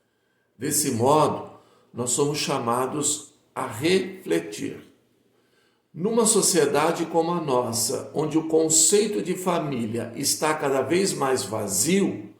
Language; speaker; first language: Portuguese; native; Portuguese